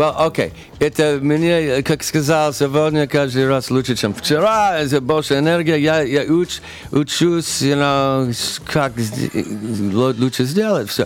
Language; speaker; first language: Russian; non-native, learner; English